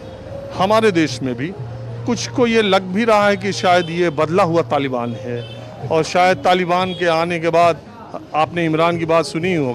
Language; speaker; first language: Hindi; native; Hindi